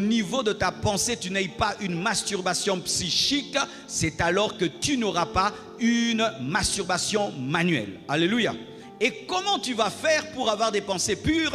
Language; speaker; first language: French; non-native, local second language; Lingala